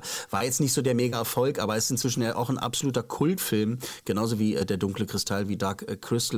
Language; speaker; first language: German; native; German